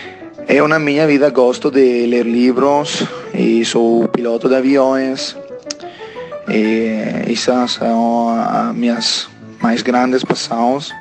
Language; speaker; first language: Portuguese; non-native, learner; Italian